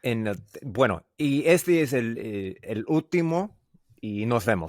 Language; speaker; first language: Spanish; non-native, learner; English